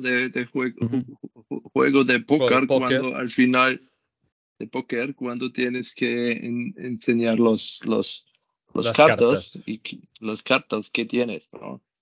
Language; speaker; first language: Spanish; non-native, learner; German